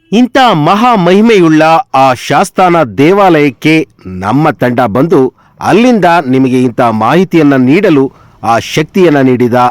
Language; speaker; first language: Kannada; native; Kannada